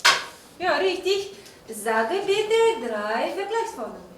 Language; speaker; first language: German; non-native, fluent; Russian